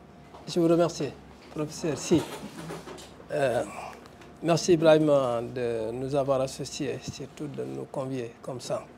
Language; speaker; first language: French; non-native, local second language; Wolof